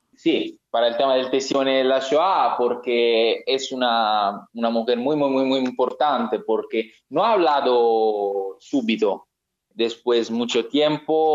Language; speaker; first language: Spanish; non-native, learner; Italian